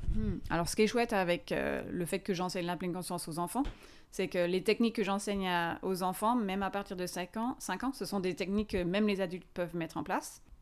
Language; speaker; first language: French; native; French